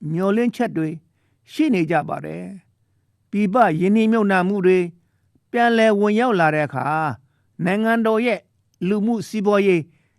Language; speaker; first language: Burmese; non-native, local second language; Shan